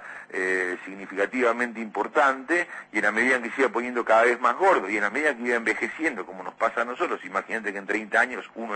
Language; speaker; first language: Spanish; native; Spanish